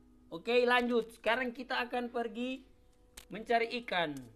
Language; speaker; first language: Indonesian; non-native, fluent; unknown